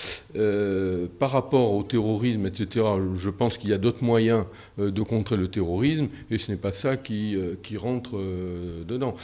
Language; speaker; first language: French; native; French